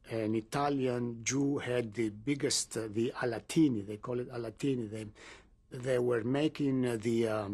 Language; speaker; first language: English; non-native, fluent; Greek